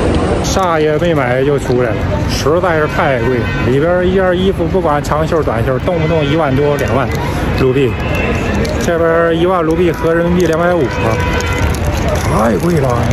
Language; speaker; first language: Chinese; native; Chinese